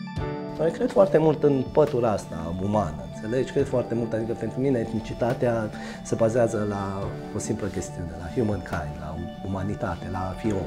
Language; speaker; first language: Romanian; native; Romanian